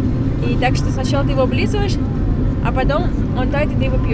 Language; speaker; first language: Russian; native; Russian